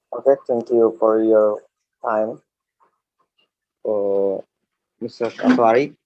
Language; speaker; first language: English; non-native, learner; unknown